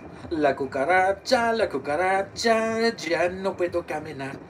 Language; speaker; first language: Spanish; non-native, learner; English